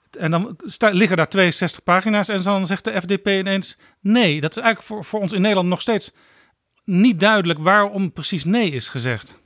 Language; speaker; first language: Dutch; native; Dutch